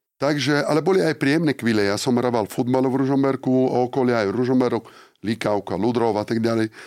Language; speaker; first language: Slovak; non-native, fluent; Italian